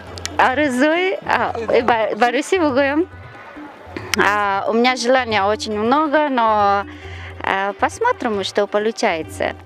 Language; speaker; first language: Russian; non-native, learner; Persian